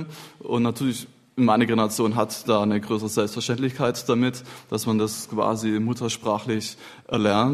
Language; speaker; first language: German; native; German